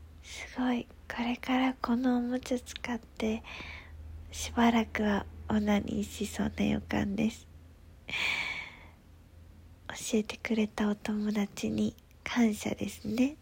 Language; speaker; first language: Japanese; native; Japanese